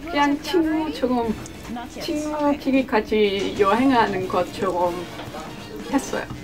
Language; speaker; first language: Korean; non-native, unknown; Dutch